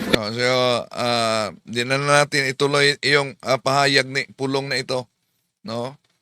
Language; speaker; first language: Filipino; native; Filipino